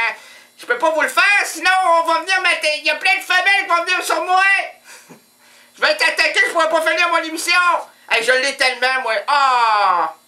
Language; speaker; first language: French; native; French